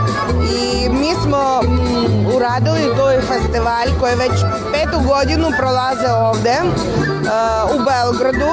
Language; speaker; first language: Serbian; non-native, fluent; Russian